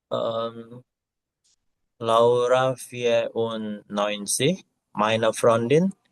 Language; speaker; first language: German; non-native, learner; Indonesian